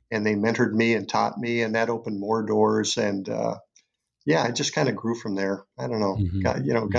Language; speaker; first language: English; native; English